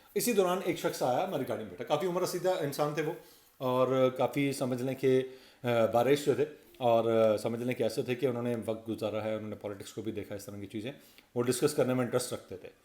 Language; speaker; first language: Urdu; non-native, local second language; Punjabi